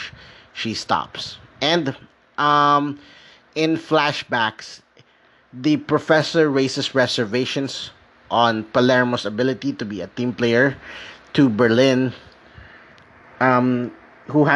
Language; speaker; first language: English; non-native, local second language; Filipino